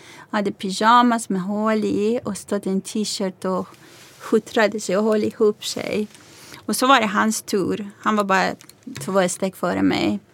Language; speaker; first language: Swedish; non-native, fluent; Persian